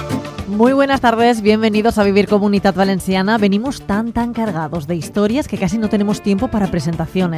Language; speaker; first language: Spanish; native; Spanish